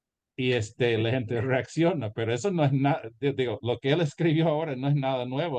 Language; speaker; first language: Spanish; early bilingual, heritage; Spanish